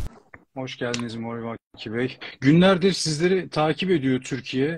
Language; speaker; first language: Turkish; native; Turkish